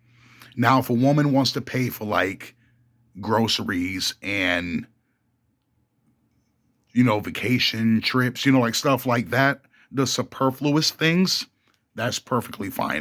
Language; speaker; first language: English; native; English